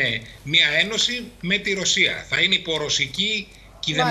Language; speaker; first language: Greek; native; Greek